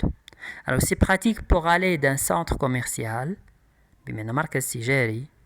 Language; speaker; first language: French; non-native, local second language; Arabic